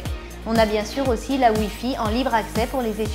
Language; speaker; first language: French; native; French